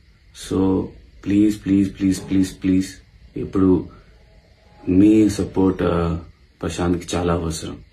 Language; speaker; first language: Telugu; non-native, local second language; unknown